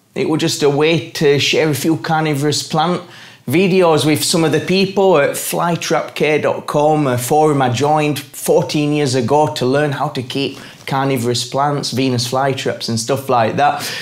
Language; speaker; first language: English; native; English